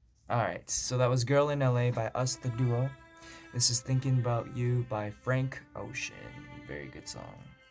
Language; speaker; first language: English; early bilingual, other home language; Korean